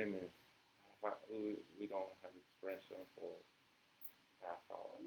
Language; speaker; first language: English; non-native, fluent; Japanese